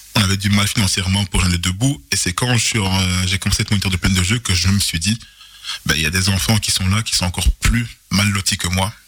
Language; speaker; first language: French; native; French